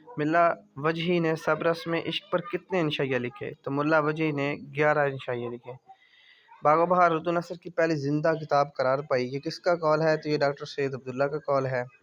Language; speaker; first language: Urdu; native; Urdu